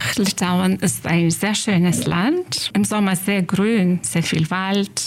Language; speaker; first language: German; non-native, fluent; Lithuanian